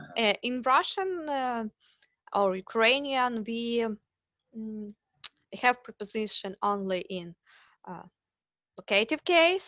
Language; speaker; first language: English; non-native, fluent; Ukrainian